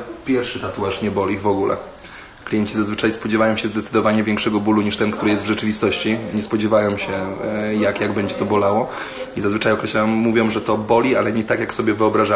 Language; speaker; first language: Polish; native; Polish